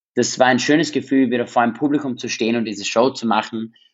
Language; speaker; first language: German; non-native, local second language; English